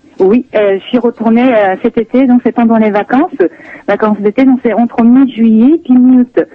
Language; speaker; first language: French; non-native, fluent; Japanese